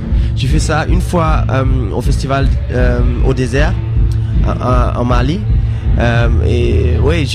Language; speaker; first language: French; non-native, fluent; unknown